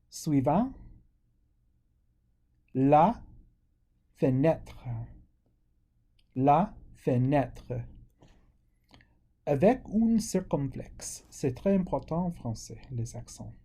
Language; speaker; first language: French; non-native, fluent; English